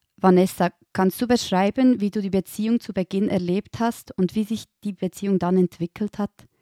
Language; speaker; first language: German; native; German